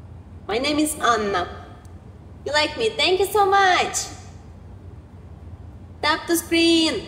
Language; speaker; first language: English; non-native, learner; Romanian